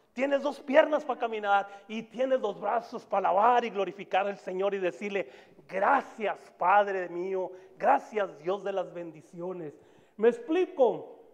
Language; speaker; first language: Spanish; native; Spanish